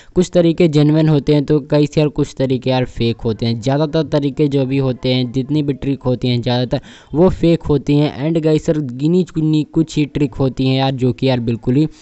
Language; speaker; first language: Hindi; native; Hindi